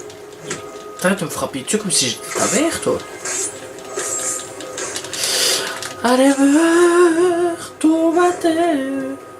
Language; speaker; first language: French; native; French